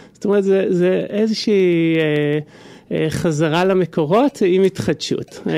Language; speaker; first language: Hebrew; native; Hebrew